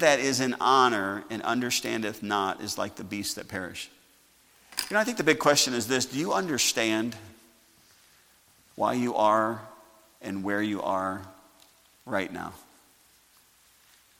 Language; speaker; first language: English; native; English